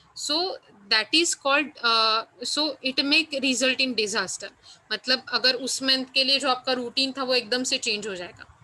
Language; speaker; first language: Hindi; non-native, local second language; Marathi